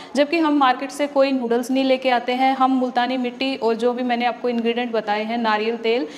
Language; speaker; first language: Hindi; native; Hindi